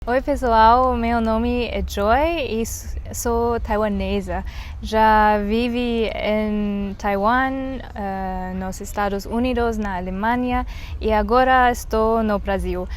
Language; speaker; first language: Portuguese; non-native, learner; Chinese